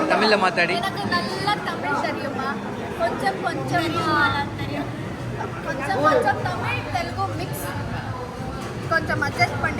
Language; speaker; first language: Tamil; non-native, learner; Kannada